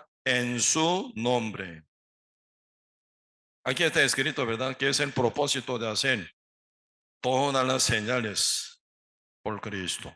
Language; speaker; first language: Spanish; non-native, learner; Korean